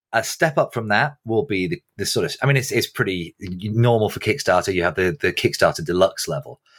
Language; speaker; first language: English; native; English